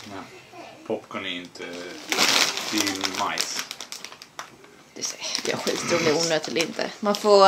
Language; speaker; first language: Swedish; native; Swedish